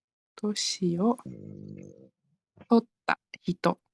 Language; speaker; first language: Japanese; non-native, fluent; Malay